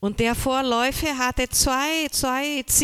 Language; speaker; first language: German; non-native, learner; Portuguese